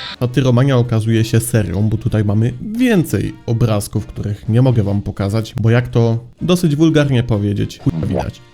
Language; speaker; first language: Polish; native; Polish